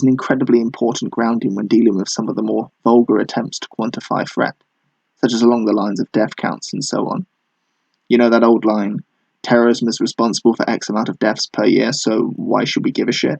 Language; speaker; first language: English; native; English